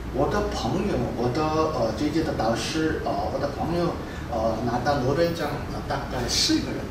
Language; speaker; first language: Chinese; non-native, fluent; Korean